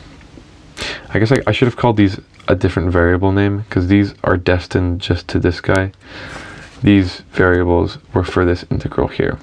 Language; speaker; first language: English; native; English